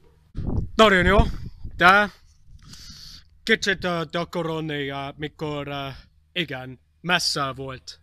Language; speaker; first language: Hungarian; non-native, learner; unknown